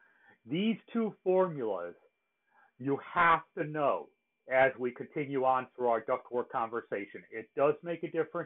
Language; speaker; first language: English; native; English